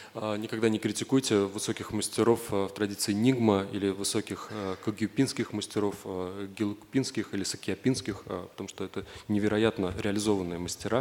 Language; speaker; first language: Russian; native; Russian